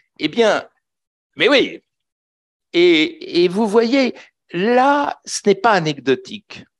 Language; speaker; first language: French; native; French